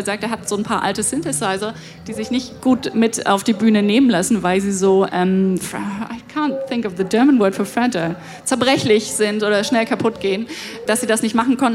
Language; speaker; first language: German; native; German